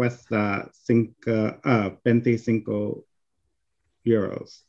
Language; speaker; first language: Spanish; non-native, learner; English